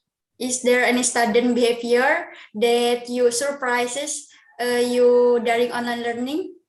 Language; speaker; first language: English; non-native, learner; Indonesian